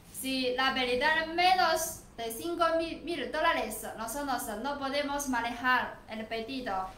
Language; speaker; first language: Spanish; non-native, learner; Chinese